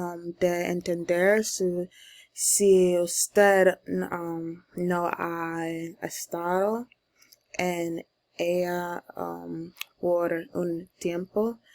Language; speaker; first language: Spanish; non-native, learner; English